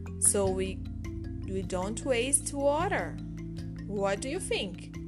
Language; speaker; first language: English; non-native, fluent; Portuguese